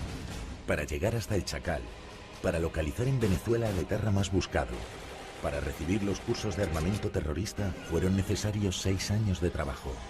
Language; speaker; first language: Spanish; native; Spanish